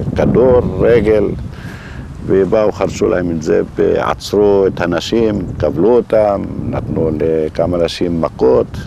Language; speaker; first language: Hebrew; non-native, local second language; Arabic